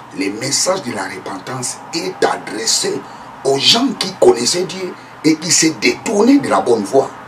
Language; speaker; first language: French; non-native, local second language; Lingala